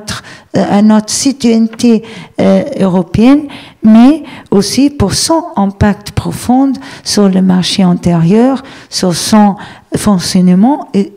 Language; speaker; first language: French; non-native, fluent; Portuguese